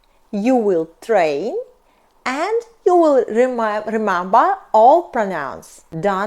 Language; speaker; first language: English; non-native, fluent; Russian